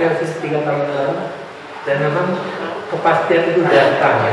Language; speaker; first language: Indonesian; non-native, local second language; Sundanese